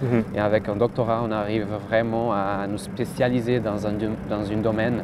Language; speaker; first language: French; non-native, fluent; Portuguese